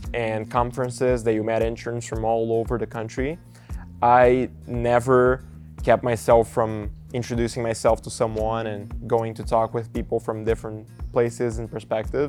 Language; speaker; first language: English; non-native, fluent; Portuguese